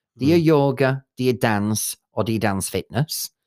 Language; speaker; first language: Swedish; non-native, fluent; English